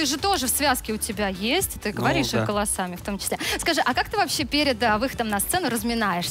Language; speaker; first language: Russian; native; Russian